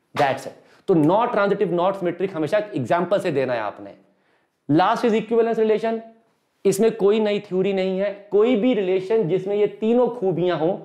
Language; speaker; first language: Hindi; native; Hindi